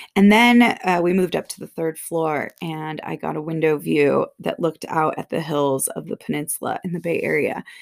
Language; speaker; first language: English; native; English